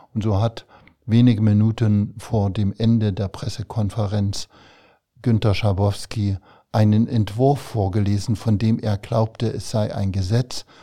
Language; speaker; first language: German; native; German